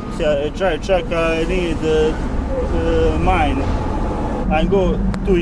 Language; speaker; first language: English; non-native, learner; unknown